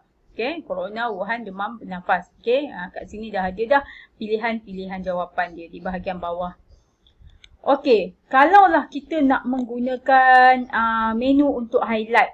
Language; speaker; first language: Malay; native; Malay